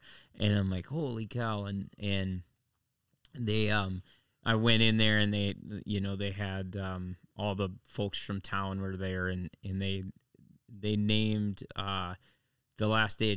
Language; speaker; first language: English; native; English